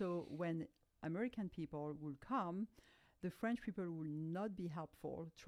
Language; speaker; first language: English; non-native, fluent; French